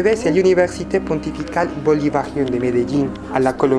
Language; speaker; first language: French; non-native, fluent; Spanish